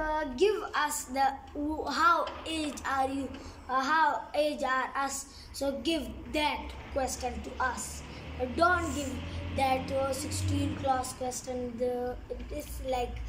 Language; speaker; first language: English; non-native, learner; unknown